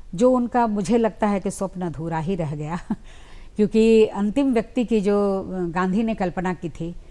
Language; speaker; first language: Hindi; native; Hindi